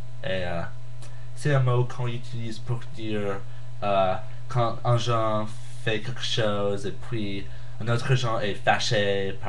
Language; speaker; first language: French; non-native, learner; English